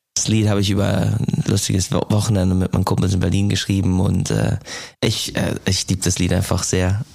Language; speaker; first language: German; non-native, fluent; English